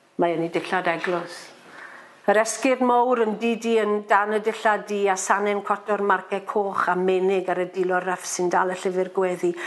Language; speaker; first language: Welsh; non-native, local second language; English